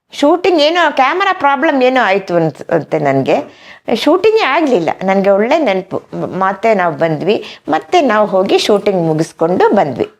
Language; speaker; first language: Kannada; native; Kannada